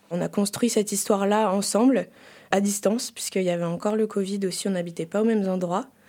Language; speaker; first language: French; native; French